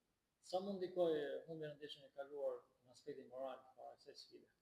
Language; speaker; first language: Albanian; native; Albanian